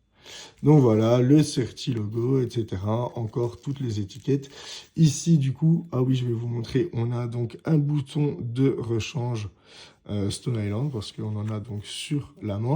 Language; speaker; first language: French; native; French